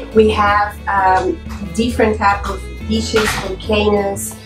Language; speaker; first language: English; non-native, fluent; Spanish